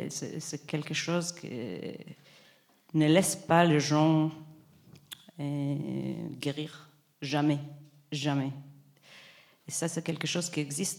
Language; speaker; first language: French; non-native, fluent; Hebrew